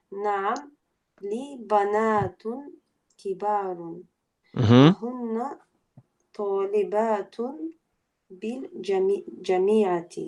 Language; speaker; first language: Arabic; non-native, learner; English